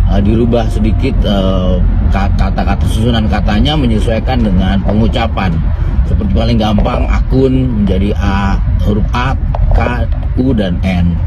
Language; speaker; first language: Indonesian; native; Indonesian